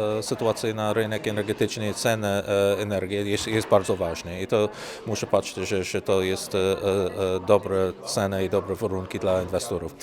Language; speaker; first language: Polish; non-native, learner; English